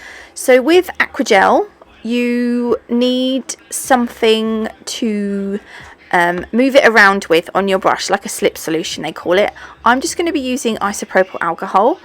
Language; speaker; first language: English; native; English